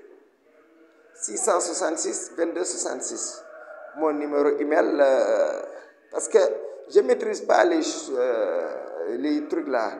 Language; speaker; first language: French; non-native, local second language; Wolof